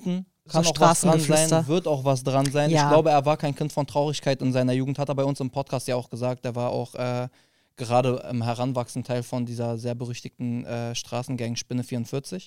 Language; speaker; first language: German; early bilingual, other home language; Arabic